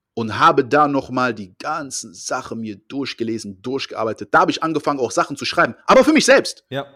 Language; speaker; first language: German; early bilingual, other home language; French